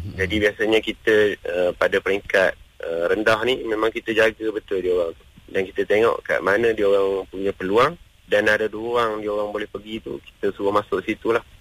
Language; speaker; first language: Malay; non-native, local second language; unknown